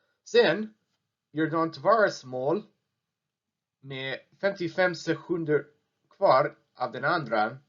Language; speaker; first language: Swedish; non-native, learner; English